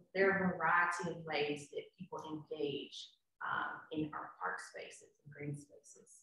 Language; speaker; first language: English; native; English